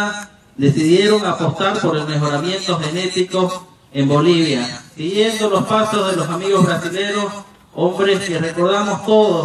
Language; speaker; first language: Spanish; native; Spanish